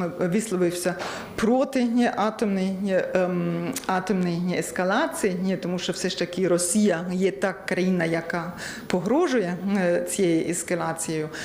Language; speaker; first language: Ukrainian; non-native, learner; German